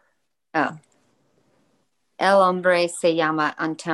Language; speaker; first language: Spanish; non-native, learner; English